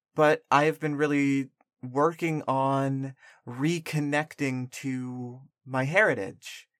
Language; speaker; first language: English; early bilingual, other home language; Spanish